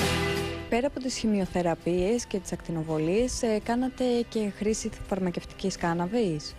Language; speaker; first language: Greek; native; Greek